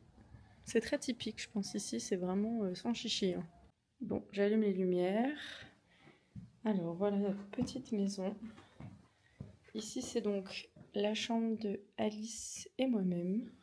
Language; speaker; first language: French; native; French